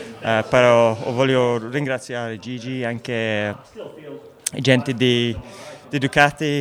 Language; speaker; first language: Italian; non-native, learner; English